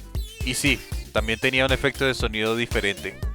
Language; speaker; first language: Spanish; native; Spanish